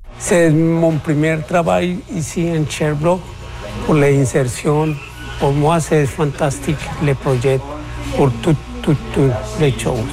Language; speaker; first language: French; non-native, learner; Spanish